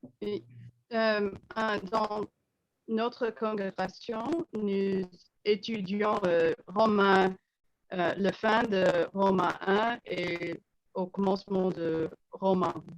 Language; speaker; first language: French; non-native, learner; English